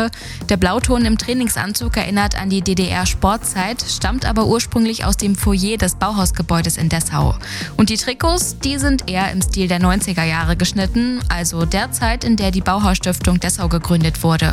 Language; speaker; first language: German; native; German